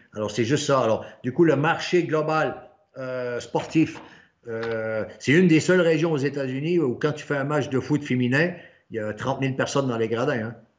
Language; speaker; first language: French; native; French